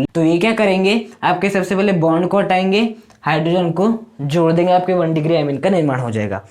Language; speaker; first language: Hindi; native; Hindi